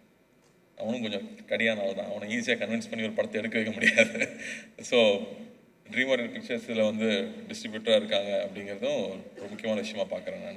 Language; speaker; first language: Tamil; native; Tamil